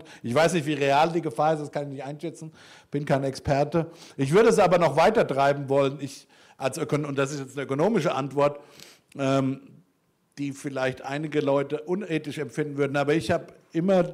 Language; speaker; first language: German; native; German